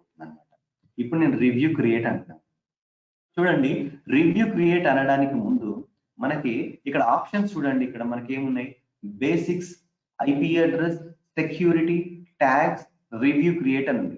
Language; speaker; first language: Telugu; native; Telugu